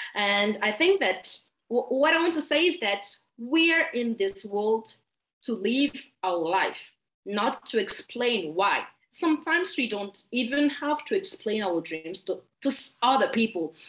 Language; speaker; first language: English; non-native, fluent; Malagasy